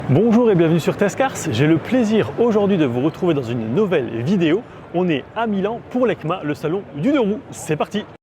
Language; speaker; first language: French; native; French